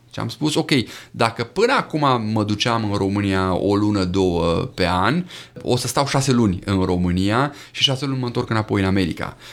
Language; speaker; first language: Romanian; native; Romanian